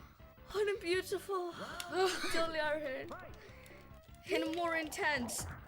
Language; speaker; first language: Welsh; non-native, local second language; English